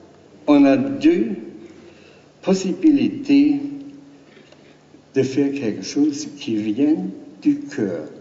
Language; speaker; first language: French; non-native, learner; German